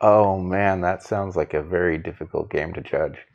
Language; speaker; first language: English; native; English